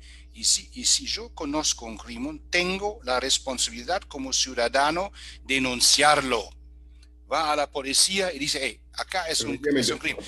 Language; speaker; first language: Spanish; non-native, fluent; German